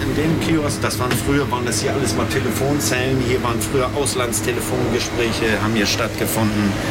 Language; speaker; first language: German; native; German